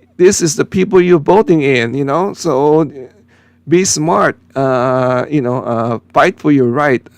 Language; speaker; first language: English; non-native, local second language; Filipino